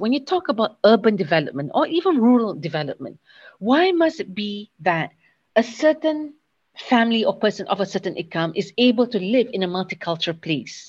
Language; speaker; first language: English; non-native, local second language; Malay